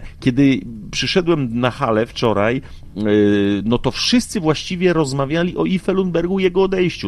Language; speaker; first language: Polish; native; Polish